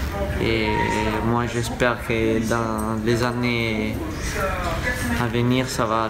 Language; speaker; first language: French; non-native, fluent; Italian